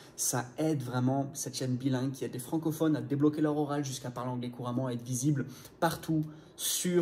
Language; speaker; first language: French; non-native, fluent; English